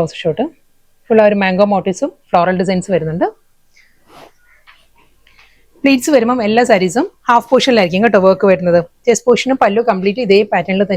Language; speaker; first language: Malayalam; native; Malayalam